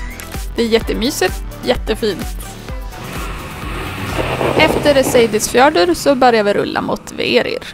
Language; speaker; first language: Swedish; native; Swedish